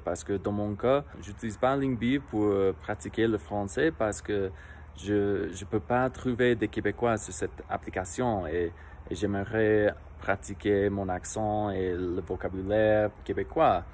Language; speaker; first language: French; non-native, fluent; English